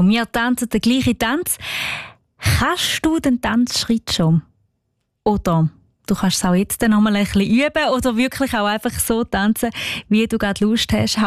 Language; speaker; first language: German; native; German